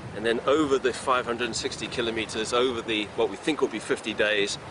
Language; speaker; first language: English; native; English